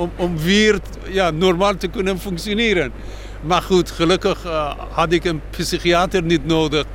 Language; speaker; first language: Dutch; non-native, fluent; Persian